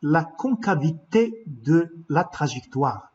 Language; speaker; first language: French; non-native, local second language; Arabic